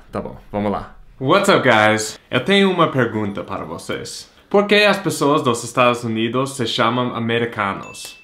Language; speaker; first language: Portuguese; non-native, fluent; English